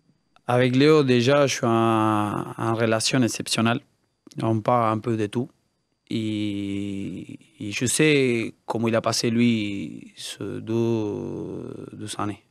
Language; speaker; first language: French; non-native, learner; Spanish